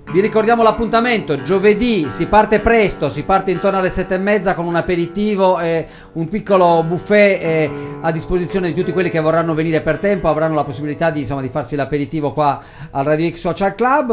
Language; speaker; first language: Italian; native; Italian